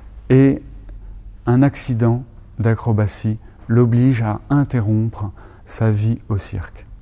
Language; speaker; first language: French; native; French